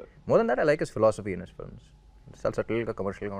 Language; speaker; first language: Telugu; native; Telugu